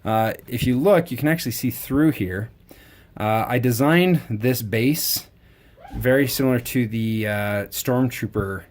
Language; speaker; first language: English; native; English